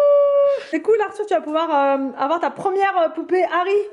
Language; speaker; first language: French; native; French